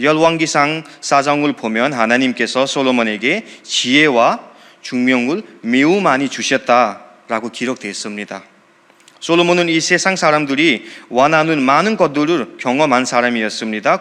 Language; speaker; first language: Korean; non-native, fluent; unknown